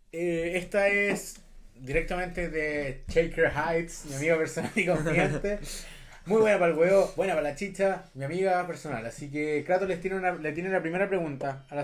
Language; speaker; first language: Spanish; native; Spanish